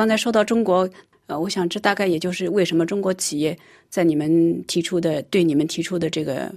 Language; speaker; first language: Chinese; native; Chinese